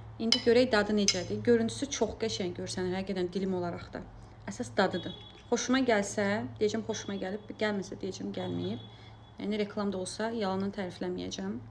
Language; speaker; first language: Azerbaijani; non-native, local second language; Lezghian